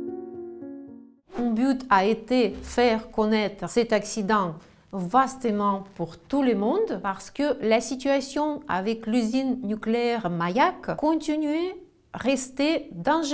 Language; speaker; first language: French; non-native, fluent; Russian